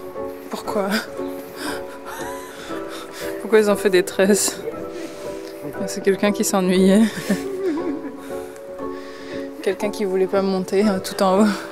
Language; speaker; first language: French; native; French